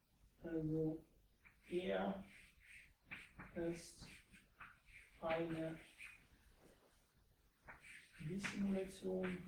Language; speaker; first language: German; non-native, fluent; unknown